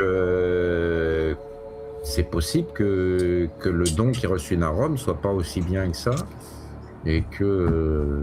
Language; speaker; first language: French; native; French